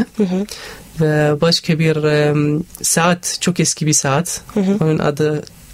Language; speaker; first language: Turkish; non-native, learner; Arabic